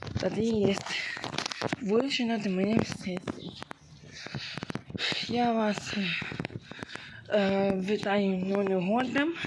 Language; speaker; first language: Ukrainian; non-native, local second language; Russian